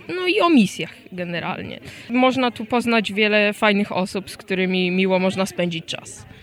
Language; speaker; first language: Polish; native; Polish